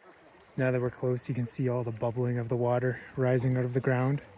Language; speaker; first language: English; native; English